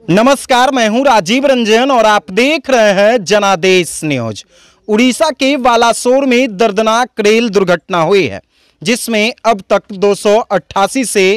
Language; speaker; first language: Hindi; native; Hindi